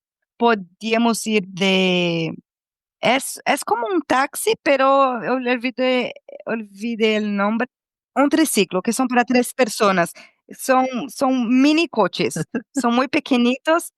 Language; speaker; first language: Spanish; non-native, fluent; Portuguese